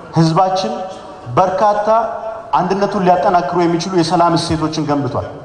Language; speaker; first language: Amharic; non-native, local second language; Oromo